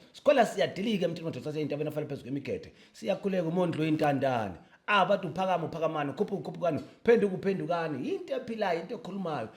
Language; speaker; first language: Zulu; native; Zulu